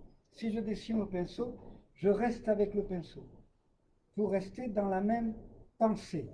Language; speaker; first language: French; native; French